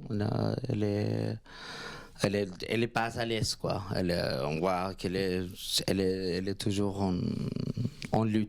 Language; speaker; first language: French; non-native, fluent; Spanish